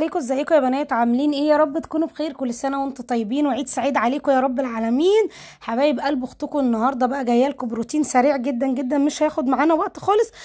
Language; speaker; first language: Arabic; native; Arabic